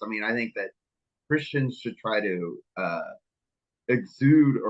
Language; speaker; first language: English; native; English